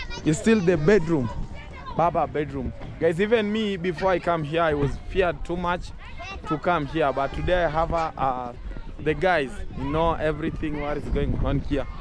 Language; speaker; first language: English; non-native, learner; Swahili